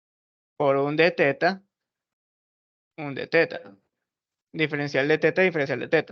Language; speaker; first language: Spanish; native; Spanish